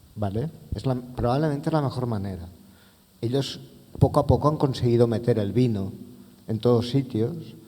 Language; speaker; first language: Spanish; non-native, local second language; Catalan